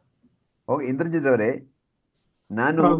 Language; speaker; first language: Kannada; non-native, learner; Hindi